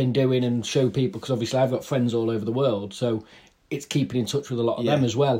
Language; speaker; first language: English; native; English